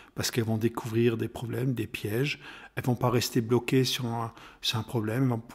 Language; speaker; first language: French; non-native, fluent; German